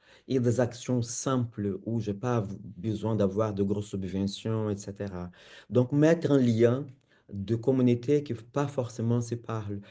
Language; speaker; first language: French; non-native, fluent; Portuguese